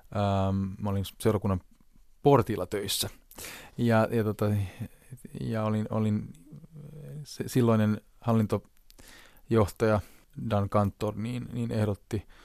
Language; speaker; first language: Finnish; non-native, local second language; Hebrew